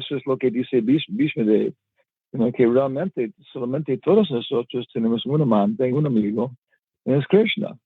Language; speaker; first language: Spanish; non-native, learner; English